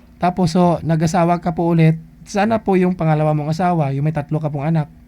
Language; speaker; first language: Filipino; native; Filipino